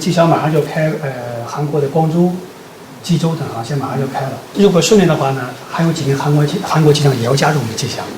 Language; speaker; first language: Chinese; native; Chinese